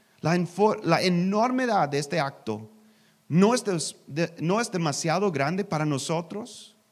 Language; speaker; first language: Spanish; non-native, learner; English